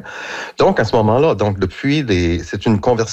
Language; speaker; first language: French; native; French